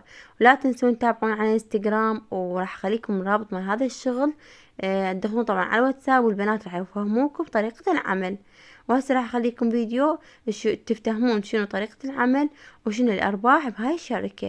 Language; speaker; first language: Arabic; native; Arabic